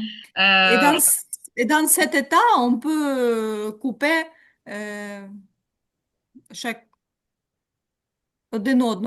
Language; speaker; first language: French; non-native, learner; Ukrainian